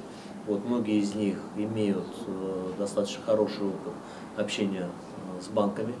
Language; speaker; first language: Russian; native; Russian